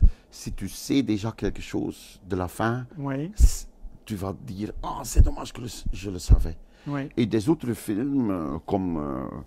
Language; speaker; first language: French; non-native, local second language; Dutch